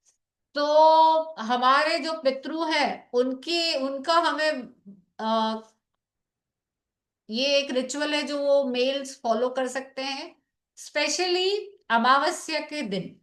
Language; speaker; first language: Hindi; native; Hindi